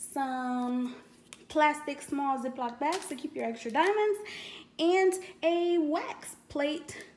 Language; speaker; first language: English; native; English